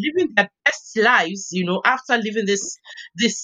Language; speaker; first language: English; non-native, local second language; Yoruba